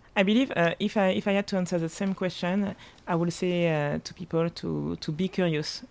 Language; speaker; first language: English; non-native, fluent; French